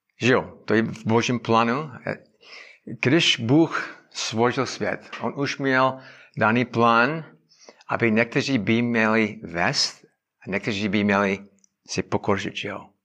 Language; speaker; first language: Czech; non-native, learner; English